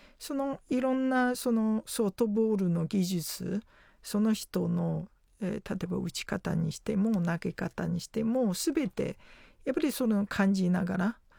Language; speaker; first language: Japanese; non-native, fluent; Chinese